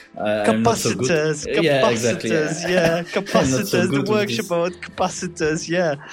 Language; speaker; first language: English; non-native, fluent; Polish